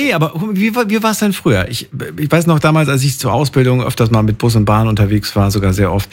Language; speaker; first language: German; native; German